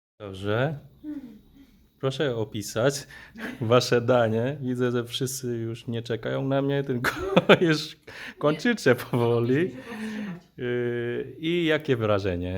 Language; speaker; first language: Polish; non-native, fluent; Vietnamese